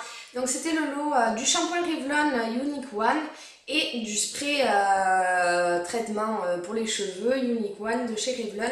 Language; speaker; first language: French; native; French